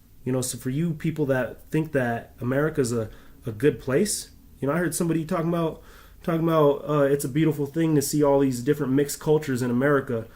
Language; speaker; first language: English; native; English